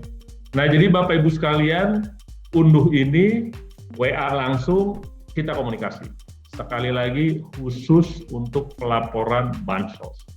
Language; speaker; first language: Indonesian; native; Indonesian